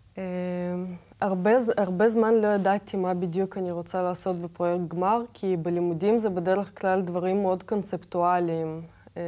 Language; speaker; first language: Hebrew; non-native, fluent; Kazakh